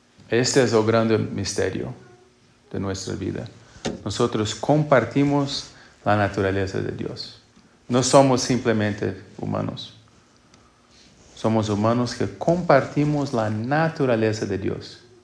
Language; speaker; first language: Spanish; non-native, fluent; English